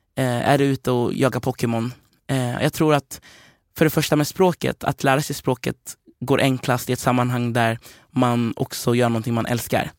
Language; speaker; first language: Swedish; early bilingual, other home language; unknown